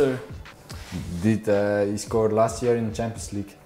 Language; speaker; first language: English; non-native, learner; Dutch